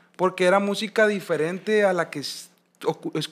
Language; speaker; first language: Spanish; native; Spanish